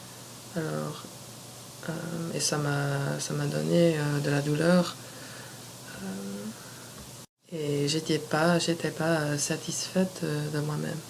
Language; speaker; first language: French; non-native, fluent; English